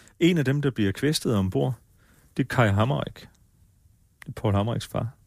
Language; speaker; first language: Danish; native; Danish